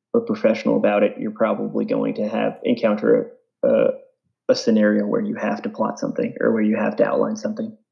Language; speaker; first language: English; native; English